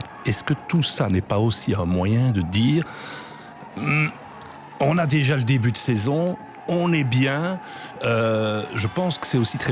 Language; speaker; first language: French; native; French